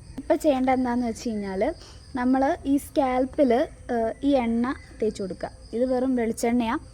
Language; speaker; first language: Malayalam; native; Malayalam